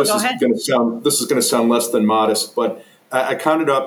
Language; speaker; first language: English; native; English